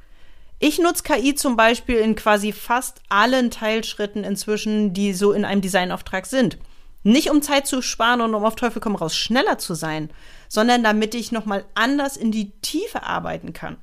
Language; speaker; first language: German; native; German